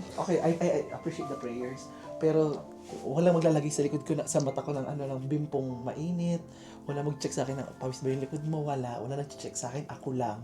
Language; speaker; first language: Filipino; native; Filipino